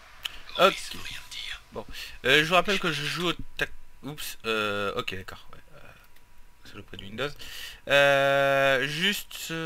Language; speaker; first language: French; native; French